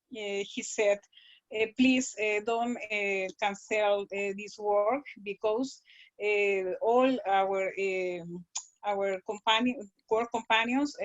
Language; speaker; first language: English; non-native, learner; Spanish